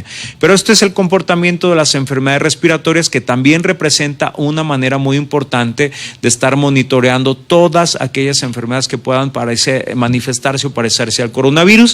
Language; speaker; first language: Spanish; native; Spanish